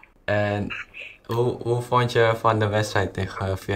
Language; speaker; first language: Dutch; non-native, fluent; Indonesian